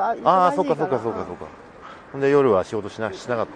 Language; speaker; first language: Japanese; native; Japanese